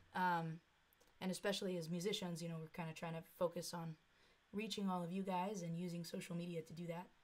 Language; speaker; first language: English; native; English